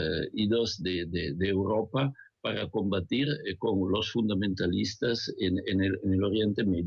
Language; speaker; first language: Spanish; non-native, fluent; Italian